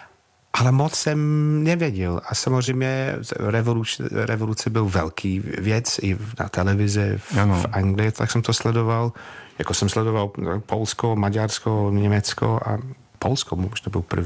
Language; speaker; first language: Czech; non-native, fluent; English